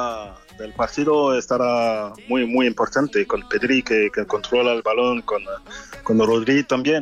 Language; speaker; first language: Spanish; non-native, fluent; French